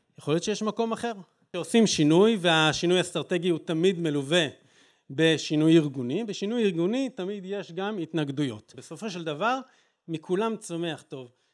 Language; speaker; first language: Hebrew; native; Hebrew